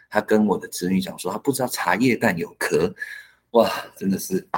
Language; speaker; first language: Chinese; non-native, local second language; Hakka Chinese